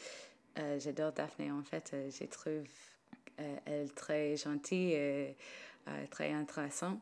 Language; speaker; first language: French; non-native, learner; English